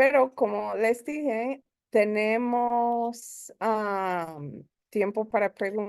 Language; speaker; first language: Spanish; early bilingual, heritage; Spanish